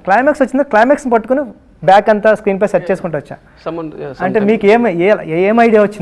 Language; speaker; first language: Telugu; native; Telugu